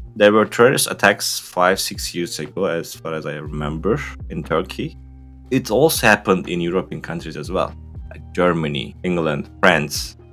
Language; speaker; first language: English; non-native, fluent; Turkish